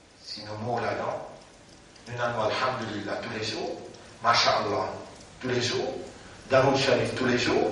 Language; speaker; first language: French; non-native, local second language; Morisyen